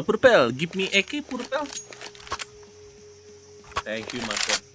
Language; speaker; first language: English; non-native, learner; Sundanese